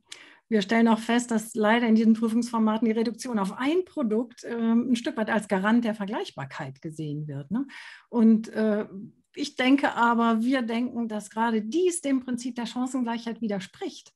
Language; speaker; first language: German; native; German